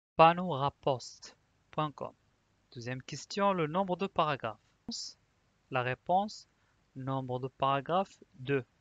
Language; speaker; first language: French; non-native, local second language; Arabic